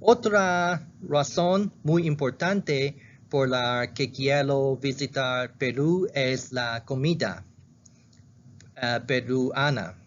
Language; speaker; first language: Spanish; non-native, learner; Chinese